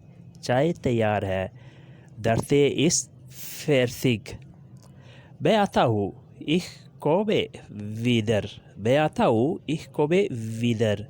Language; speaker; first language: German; non-native, learner; Urdu